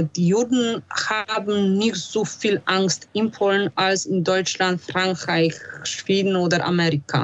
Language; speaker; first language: German; non-native, fluent; Polish